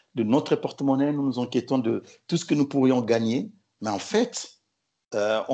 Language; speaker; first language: French; non-native, local second language; Lingala